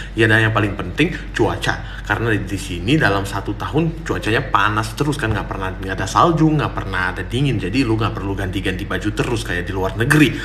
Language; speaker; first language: Indonesian; non-native, fluent; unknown